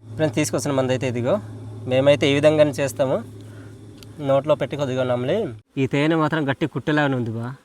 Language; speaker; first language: Telugu; non-native, local second language; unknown